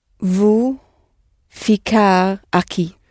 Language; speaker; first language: Portuguese; non-native, learner; English